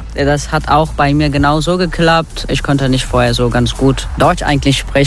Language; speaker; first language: German; non-native, learner; Turkish